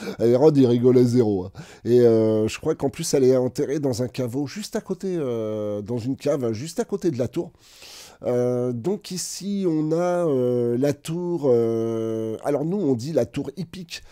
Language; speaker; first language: French; native; French